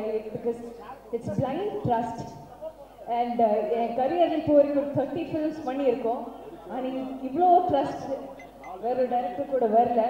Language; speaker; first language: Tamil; non-native, learner; Malayalam